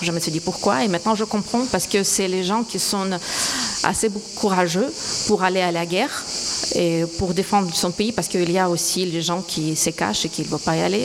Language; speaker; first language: French; non-native, fluent; Ukrainian